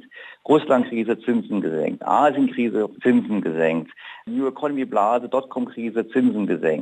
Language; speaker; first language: German; native; German